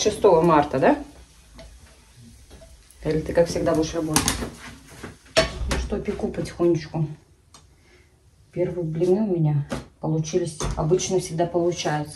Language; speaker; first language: Russian; native; Russian